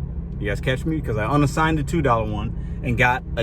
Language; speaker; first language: English; native; English